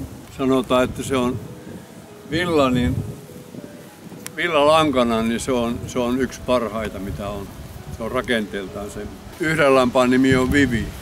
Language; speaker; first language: Finnish; native; Finnish